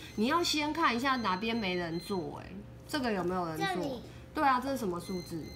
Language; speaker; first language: Chinese; native; Chinese